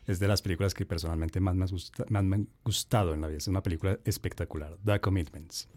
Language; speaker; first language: Spanish; native; Spanish